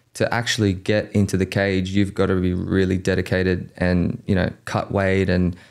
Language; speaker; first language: English; native; English